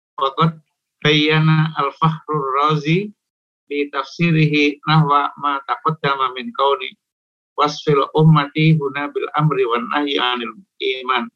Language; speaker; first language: Arabic; non-native, learner; Indonesian